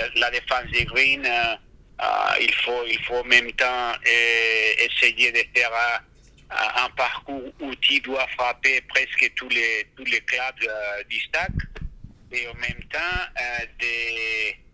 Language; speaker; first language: French; non-native, fluent; Spanish